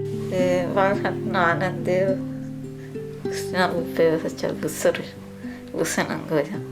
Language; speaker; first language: Korean; non-native, learner; Sinhala